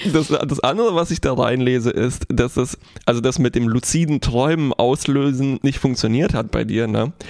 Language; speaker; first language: German; non-native, fluent; Polish